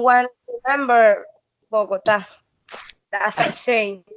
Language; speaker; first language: English; non-native, learner; Spanish